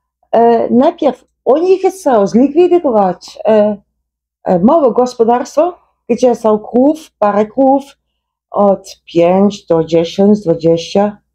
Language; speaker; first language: Polish; non-native, learner; Dutch